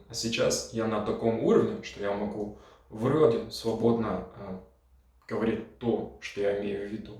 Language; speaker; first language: Russian; non-native, fluent; Dutch